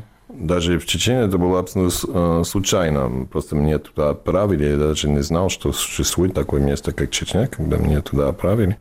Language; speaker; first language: Russian; non-native, fluent; English